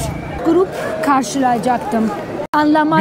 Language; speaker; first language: Turkish; non-native, fluent; Arabic